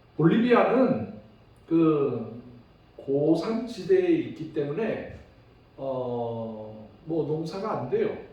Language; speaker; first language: Korean; native; Korean